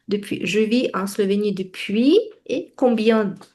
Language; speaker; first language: French; non-native, fluent; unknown